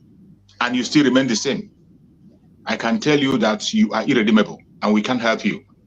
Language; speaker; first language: English; non-native, local second language; Igbo